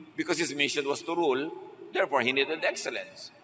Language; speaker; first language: English; non-native, local second language; Filipino